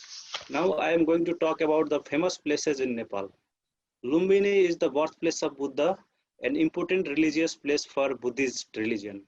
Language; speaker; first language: English; non-native, fluent; Nepali